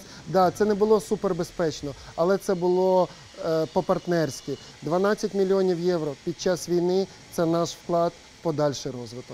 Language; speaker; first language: Ukrainian; native; Ukrainian